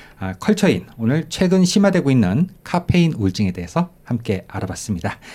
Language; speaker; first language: Korean; native; Korean